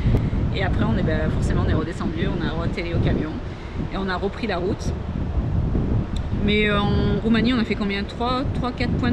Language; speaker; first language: French; native; French